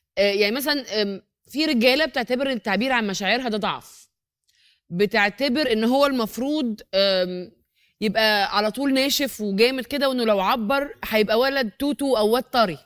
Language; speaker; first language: Egyptian Arabic; native; Egyptian Arabic